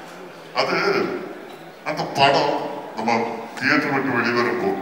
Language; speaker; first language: Tamil; non-native, fluent; Malayalam